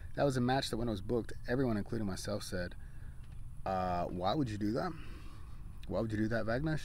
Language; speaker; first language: English; native; English